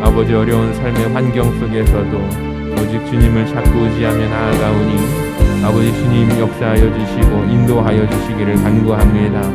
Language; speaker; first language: Korean; native; Korean